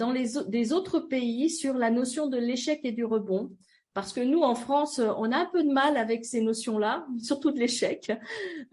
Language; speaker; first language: French; native; French